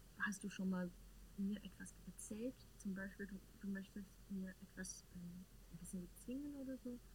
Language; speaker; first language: German; non-native, learner; Chinese